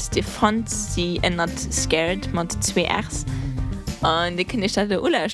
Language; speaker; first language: German; non-native, local second language; Luxembourgish